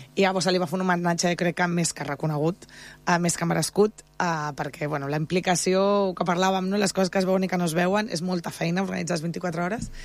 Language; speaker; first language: Catalan; native; Catalan